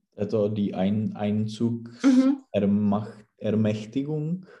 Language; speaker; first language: German; non-native, learner; Czech